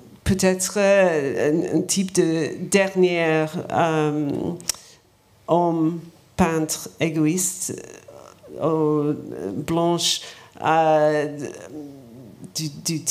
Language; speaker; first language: French; non-native, learner; English